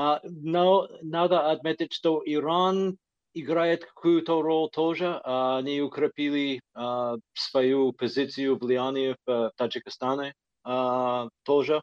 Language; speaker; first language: Russian; non-native, fluent; English